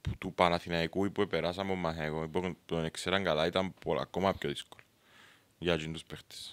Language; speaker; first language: Greek; native; Greek